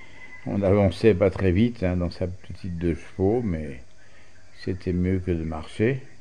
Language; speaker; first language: French; native; French